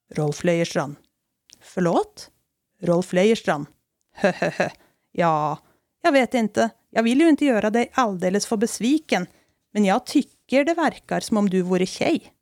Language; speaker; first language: Norwegian; native; Norwegian